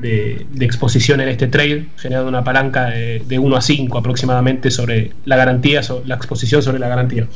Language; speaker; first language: Spanish; native; Spanish